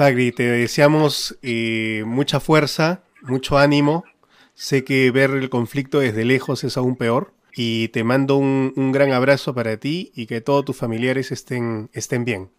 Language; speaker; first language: Spanish; native; Spanish